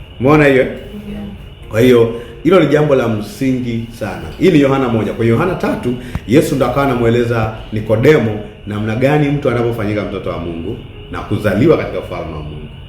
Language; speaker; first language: Swahili; native; Swahili